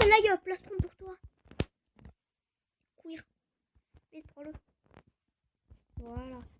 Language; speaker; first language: French; native; French